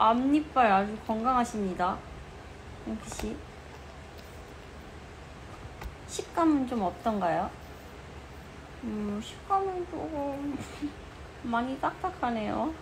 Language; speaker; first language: Korean; early bilingual, heritage; Korean